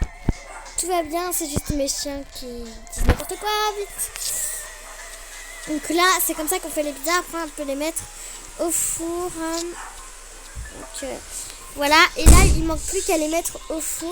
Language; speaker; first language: French; native; French